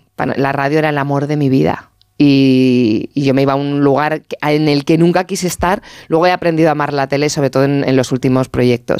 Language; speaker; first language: Spanish; native; Spanish